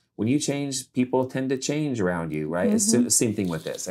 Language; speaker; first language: English; native; English